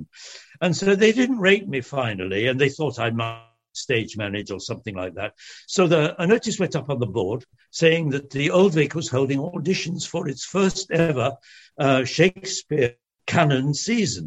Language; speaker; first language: English; early bilingual, other home language; French